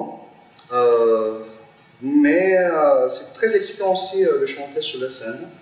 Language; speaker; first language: French; non-native, fluent; Turkish